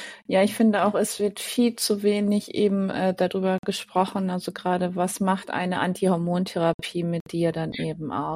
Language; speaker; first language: German; native; German